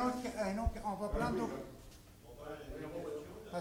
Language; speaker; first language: French; native; French